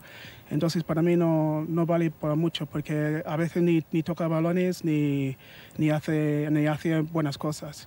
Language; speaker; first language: Spanish; non-native, learner; English